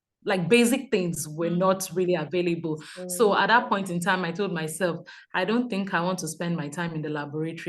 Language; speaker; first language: English; non-native, local second language; Yoruba